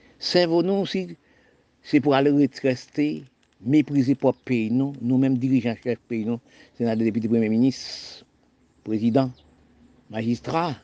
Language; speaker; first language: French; non-native, local second language; Haitian Creole